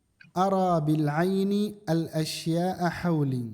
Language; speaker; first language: Arabic; non-native, fluent; Indonesian